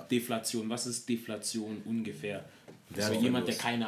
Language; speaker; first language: German; native; German